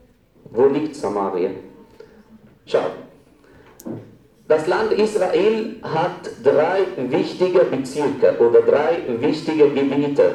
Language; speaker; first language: German; non-native, fluent; Arabic